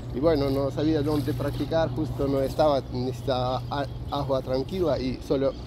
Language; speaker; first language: Spanish; non-native, fluent; Ukrainian